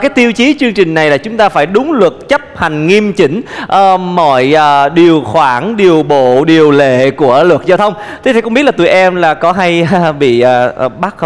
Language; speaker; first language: Vietnamese; native; Vietnamese